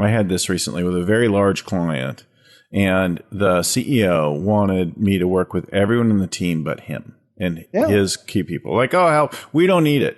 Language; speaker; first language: English; native; English